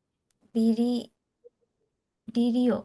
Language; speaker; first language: Spanish; non-native, learner; Bangla